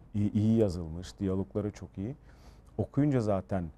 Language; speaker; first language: Turkish; early bilingual, heritage; Turkish